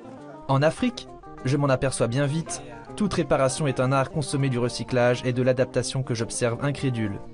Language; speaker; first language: French; native; French